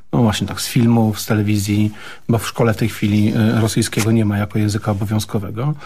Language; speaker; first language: Polish; native; Polish